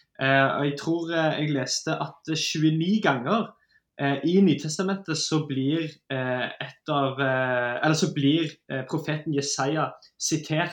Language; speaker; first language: Norwegian; native; Norwegian